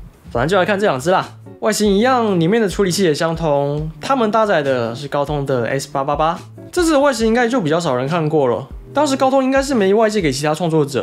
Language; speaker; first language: Chinese; native; Chinese